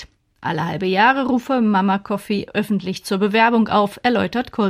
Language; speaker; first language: German; native; German